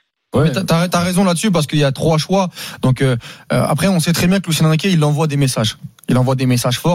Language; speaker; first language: French; native; French